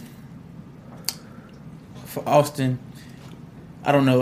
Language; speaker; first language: English; native; English